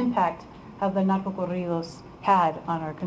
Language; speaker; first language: English; early bilingual, other home language; Spanish